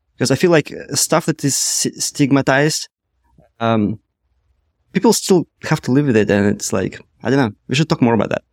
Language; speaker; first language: English; non-native, fluent; Russian